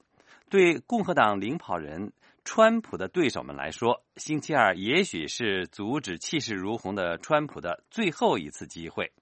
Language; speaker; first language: Chinese; native; Chinese